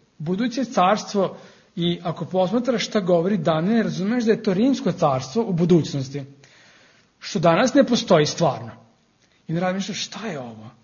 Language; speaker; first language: Serbian; non-native, fluent; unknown